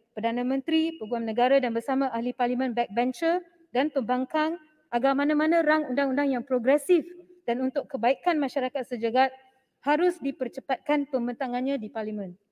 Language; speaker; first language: Malay; non-native, local second language; Tamil